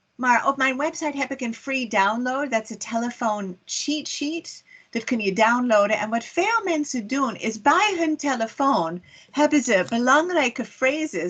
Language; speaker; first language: Dutch; non-native, fluent; English